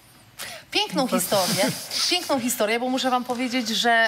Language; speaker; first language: Polish; native; Polish